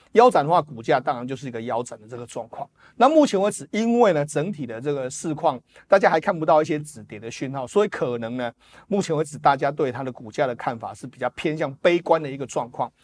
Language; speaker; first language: Chinese; native; Chinese